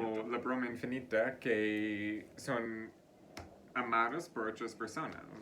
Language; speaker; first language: Spanish; non-native, fluent; English